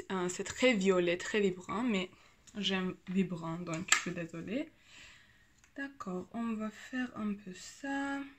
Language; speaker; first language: French; non-native, learner; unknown